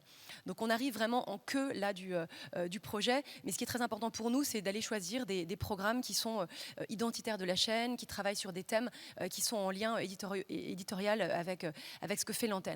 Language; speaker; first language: French; native; French